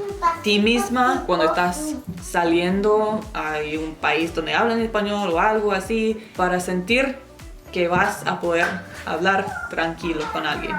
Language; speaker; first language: Spanish; non-native, fluent; English